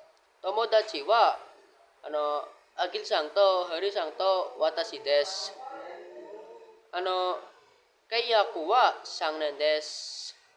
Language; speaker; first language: Japanese; non-native, learner; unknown